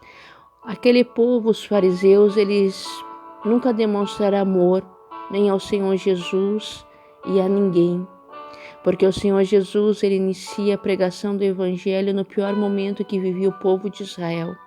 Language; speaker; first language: Portuguese; native; Portuguese